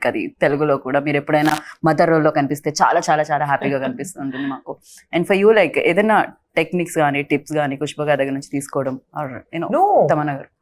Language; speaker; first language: Telugu; native; Telugu